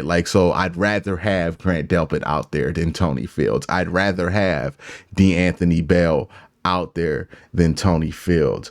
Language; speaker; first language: English; native; English